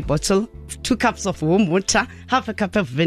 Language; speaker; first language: English; non-native, local second language; Zulu